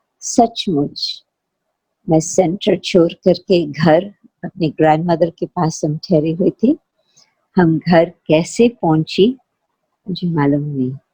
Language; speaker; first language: Hindi; non-native, fluent; Sindhi